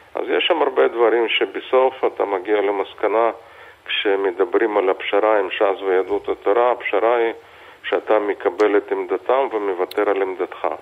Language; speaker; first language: Hebrew; non-native, fluent; Russian